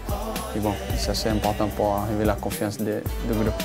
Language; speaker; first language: French; non-native, learner; Portuguese